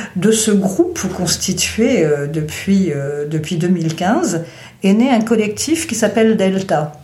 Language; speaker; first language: French; native; French